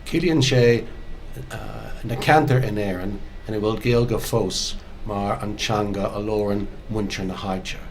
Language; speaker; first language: Irish; non-native, local second language; English